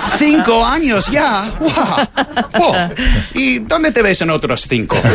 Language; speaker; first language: Spanish; non-native, fluent; English